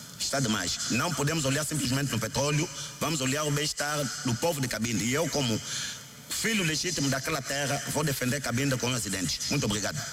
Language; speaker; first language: Portuguese; non-native, local second language; Kongo